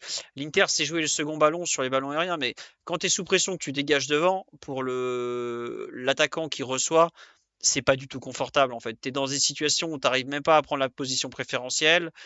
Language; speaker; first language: French; native; French